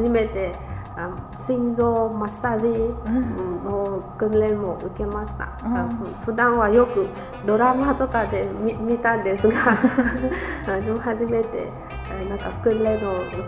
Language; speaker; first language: Japanese; non-native, fluent; Vietnamese